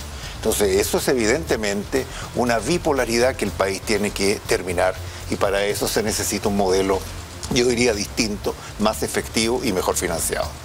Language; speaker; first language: Spanish; native; Spanish